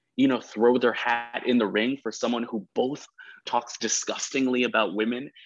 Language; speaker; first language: English; native; English